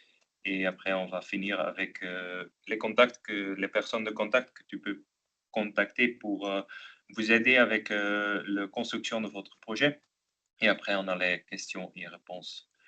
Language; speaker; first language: French; non-native, local second language; Dutch